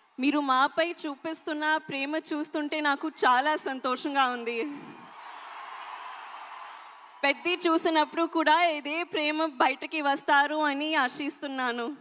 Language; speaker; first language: Telugu; non-native, local second language; Hindi